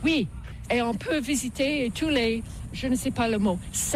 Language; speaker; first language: French; non-native, learner; English